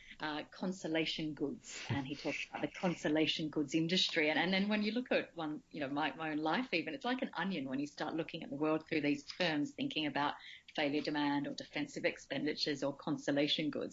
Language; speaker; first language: English; native; English